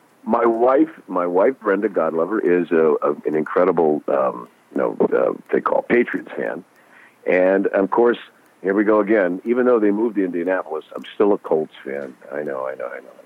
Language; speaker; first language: English; native; English